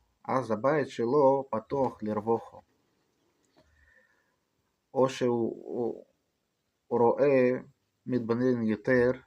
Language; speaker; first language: Hebrew; non-native, fluent; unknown